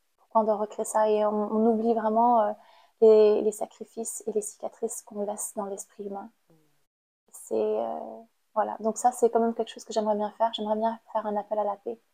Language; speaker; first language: French; non-native, fluent; Khmer